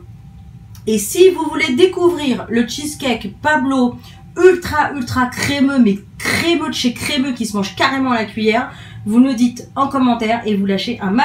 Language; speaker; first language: French; native; French